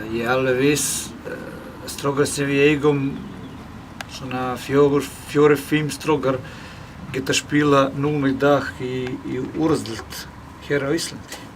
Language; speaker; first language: Icelandic; non-native, learner; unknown